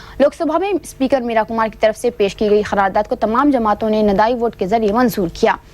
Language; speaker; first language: Urdu; native; Urdu